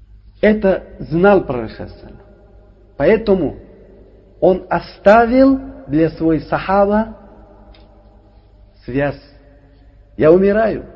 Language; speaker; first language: Russian; non-native, learner; Uzbek